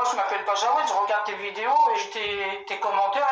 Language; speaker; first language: French; native; French